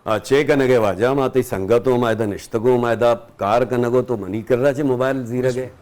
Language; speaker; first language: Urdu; non-native, local second language; Punjabi